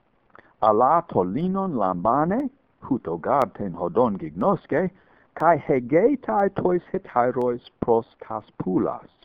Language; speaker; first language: Greek; non-native, fluent; English